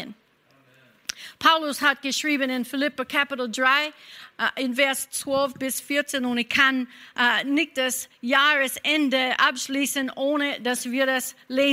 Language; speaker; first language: German; non-native, fluent; English